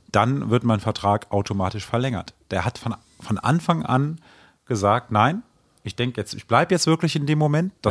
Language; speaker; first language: German; native; German